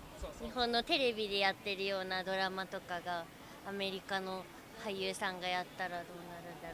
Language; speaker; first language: Japanese; native; Japanese